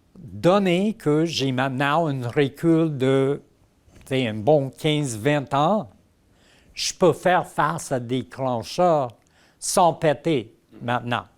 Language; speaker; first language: French; non-native, local second language; English